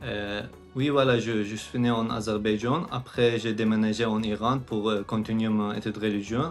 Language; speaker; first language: French; non-native, learner; Azerbaijani